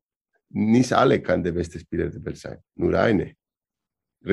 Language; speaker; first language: German; non-native, learner; Spanish